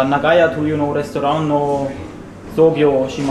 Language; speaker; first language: Japanese; non-native, learner; German